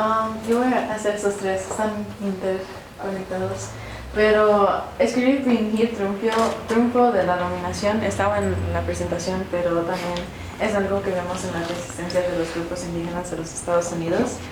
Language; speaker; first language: Spanish; non-native, fluent; English